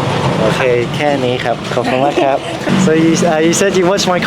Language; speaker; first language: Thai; non-native, learner; English